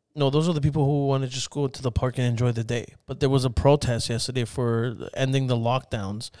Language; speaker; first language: English; early bilingual, other home language; Spanish